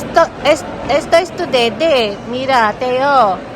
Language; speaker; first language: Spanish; non-native, learner; Filipino